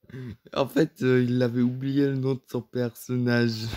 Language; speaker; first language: French; native; French